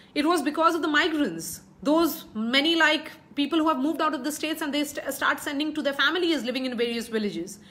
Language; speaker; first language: English; non-native, local second language; Hindi